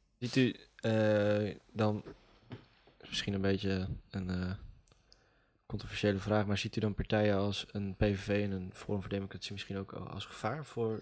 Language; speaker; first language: Dutch; native; Dutch